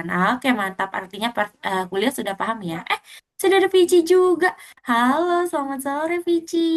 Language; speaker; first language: Indonesian; native; Indonesian